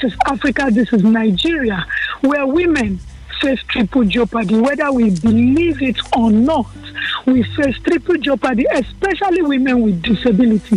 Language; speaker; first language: English; non-native, local second language; Yoruba